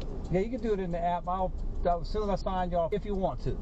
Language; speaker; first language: English; native; English